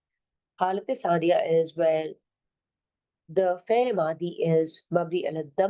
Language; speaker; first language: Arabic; non-native, fluent; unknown